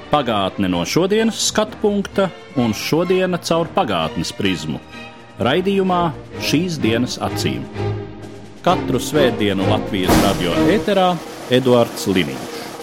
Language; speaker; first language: Latvian; native; Latvian